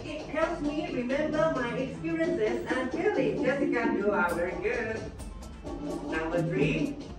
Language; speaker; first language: English; non-native, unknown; Thai